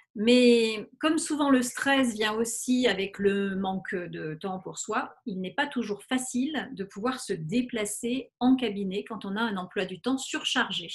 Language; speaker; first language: French; native; French